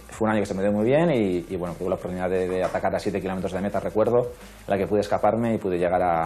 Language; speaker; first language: Spanish; native; Spanish